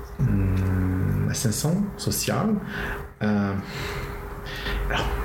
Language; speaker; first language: Portuguese; non-native, learner; French